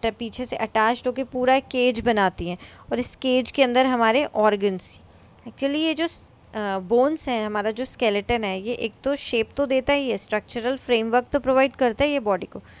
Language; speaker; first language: Hindi; native; Hindi